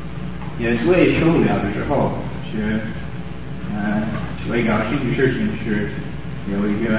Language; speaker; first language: Chinese; non-native, fluent; English